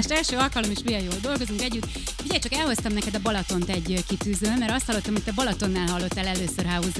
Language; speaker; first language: Hungarian; native; Hungarian